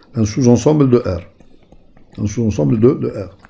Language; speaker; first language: French; non-native, local second language; Arabic